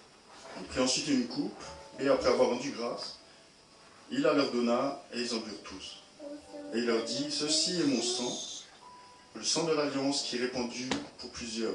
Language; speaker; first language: French; native; French